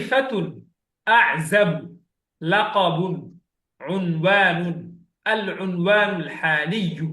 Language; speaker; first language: Arabic; non-native, fluent; Bangla